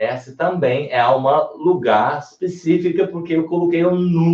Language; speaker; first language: Portuguese; non-native, learner; English